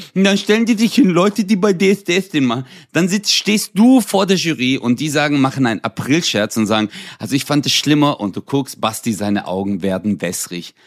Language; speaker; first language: German; early bilingual, other home language; Turkish